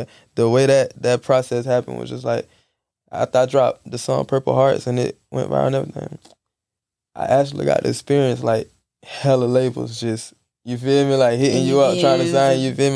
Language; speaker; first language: English; native; English